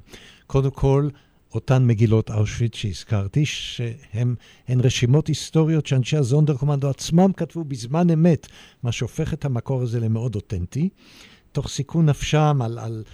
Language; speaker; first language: Hebrew; native; Hebrew